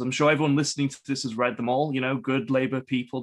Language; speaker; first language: English; native; English